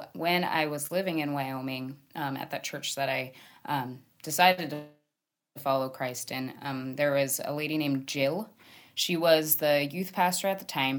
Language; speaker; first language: English; native; English